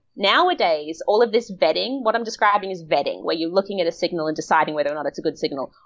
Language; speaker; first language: English; native; English